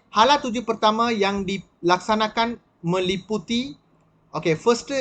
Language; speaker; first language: Malay; non-native, local second language; Tamil